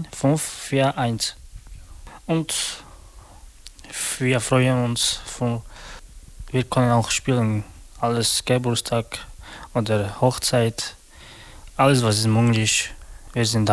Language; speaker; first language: German; non-native, learner; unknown